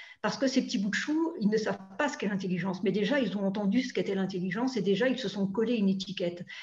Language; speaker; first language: French; native; French